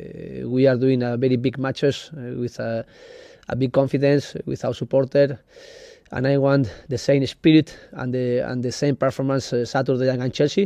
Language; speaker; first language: English; non-native, learner; Spanish